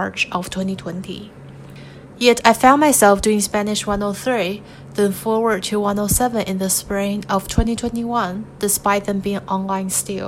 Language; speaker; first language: English; non-native, fluent; Chinese